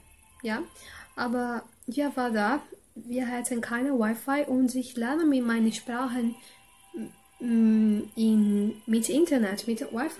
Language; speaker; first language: German; non-native, learner; Portuguese